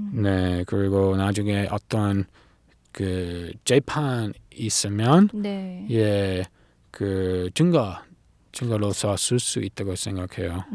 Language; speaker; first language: Korean; non-native, learner; English